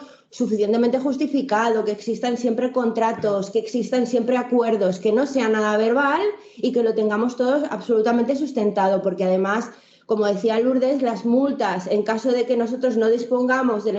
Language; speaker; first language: Spanish; native; Spanish